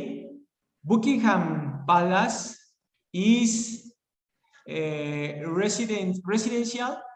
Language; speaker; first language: English; non-native, learner; Spanish